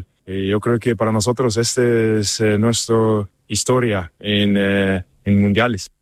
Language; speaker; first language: Spanish; non-native, learner; German